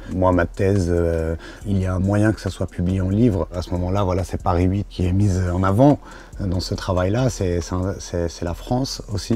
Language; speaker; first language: French; non-native, local second language; Arabic